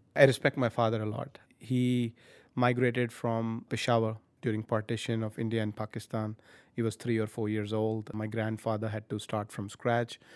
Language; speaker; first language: English; non-native, local second language; Punjabi